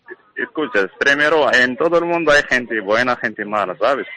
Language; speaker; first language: Spanish; non-native, learner; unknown